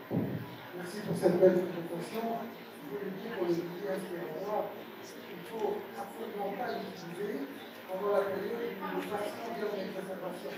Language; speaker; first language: French; non-native, local second language; Arabic